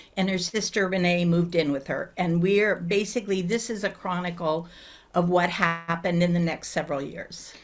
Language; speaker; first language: English; native; English